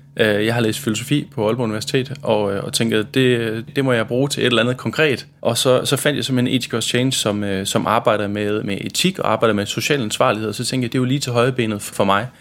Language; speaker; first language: Danish; native; Danish